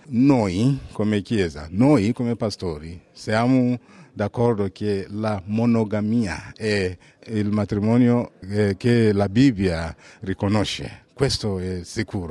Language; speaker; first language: Italian; non-native, fluent; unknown